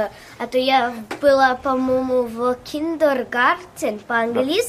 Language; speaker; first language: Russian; early bilingual, heritage; Russian